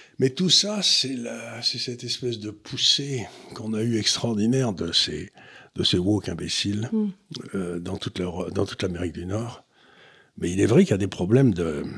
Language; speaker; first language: French; native; French